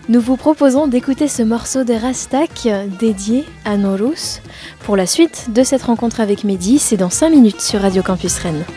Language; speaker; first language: French; native; French